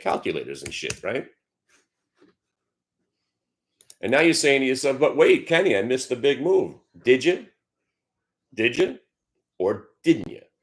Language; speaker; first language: English; native; English